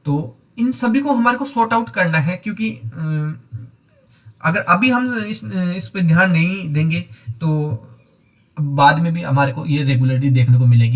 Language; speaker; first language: Hindi; native; Hindi